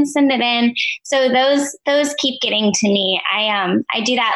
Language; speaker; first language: English; native; English